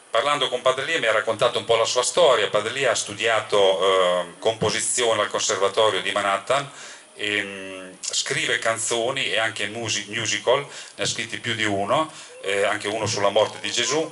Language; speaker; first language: Italian; native; Italian